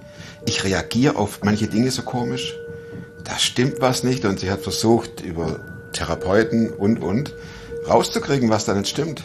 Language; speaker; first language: German; native; German